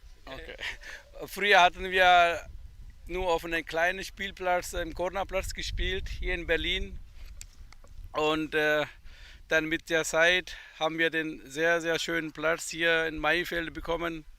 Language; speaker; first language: German; non-native, fluent; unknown